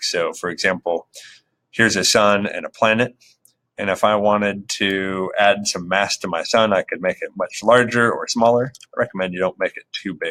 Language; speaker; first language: English; native; English